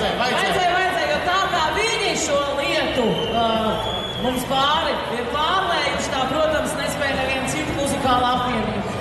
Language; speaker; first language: Latvian; native; Latvian